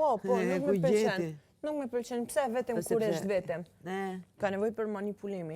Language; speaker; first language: Albanian; early bilingual, heritage; Albanian